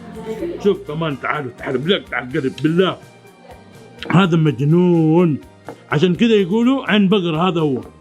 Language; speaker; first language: Arabic; native; Arabic